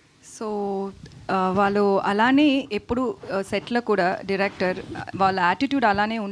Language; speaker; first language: Telugu; non-native, fluent; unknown